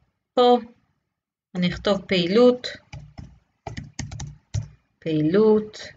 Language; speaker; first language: Hebrew; native; Hebrew